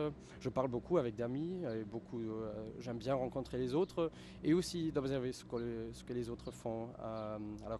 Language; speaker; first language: French; non-native, fluent; German